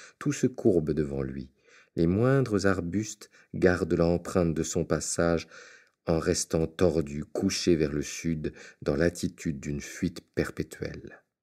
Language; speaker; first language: French; native; French